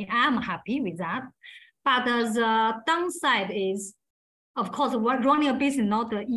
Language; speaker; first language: English; non-native, learner; Chinese